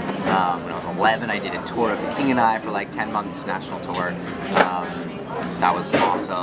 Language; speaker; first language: English; early bilingual, other home language; Hebrew